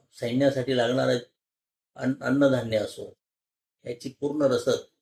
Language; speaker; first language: Marathi; non-native, local second language; Lambadi